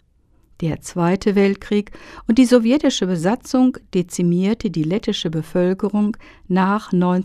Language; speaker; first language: German; native; German